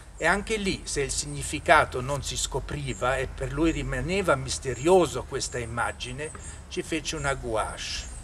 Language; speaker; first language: Italian; early bilingual, other home language; German